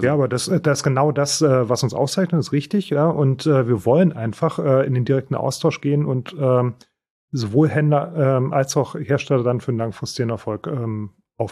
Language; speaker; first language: German; native; German